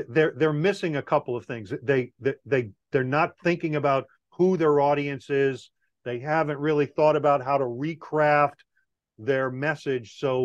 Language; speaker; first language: English; native; English